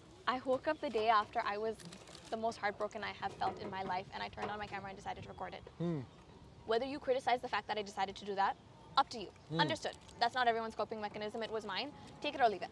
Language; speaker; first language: English; early bilingual, other home language; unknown